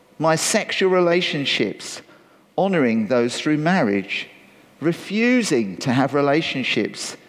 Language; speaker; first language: English; native; English